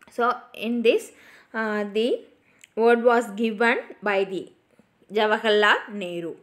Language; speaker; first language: English; non-native, local second language; Tamil